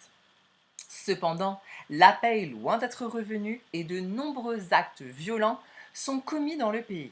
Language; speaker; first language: French; native; French